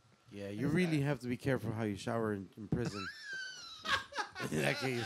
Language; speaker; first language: English; early bilingual, other home language; Spanish